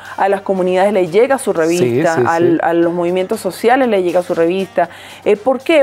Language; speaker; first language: Spanish; native; Spanish